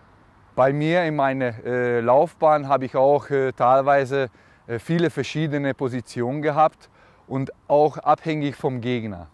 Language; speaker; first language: German; non-native, learner; Hungarian